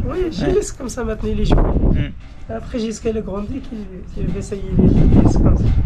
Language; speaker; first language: French; non-native, local second language; Arabic